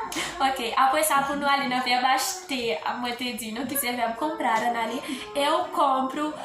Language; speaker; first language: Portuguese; non-native, learner; Haitian Creole